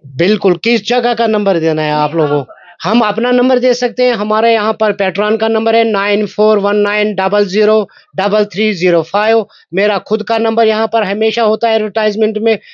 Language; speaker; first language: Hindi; non-native, local second language; Kashmiri